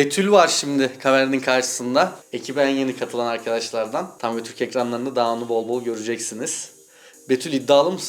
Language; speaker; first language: Turkish; native; Turkish